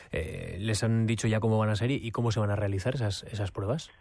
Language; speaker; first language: Spanish; native; Spanish